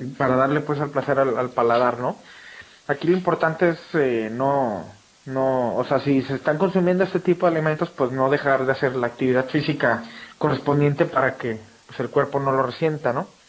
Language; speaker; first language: Spanish; native; Spanish